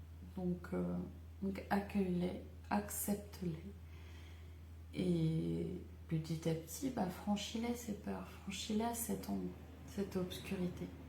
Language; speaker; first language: French; native; French